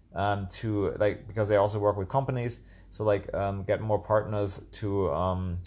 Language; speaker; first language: English; non-native, fluent; German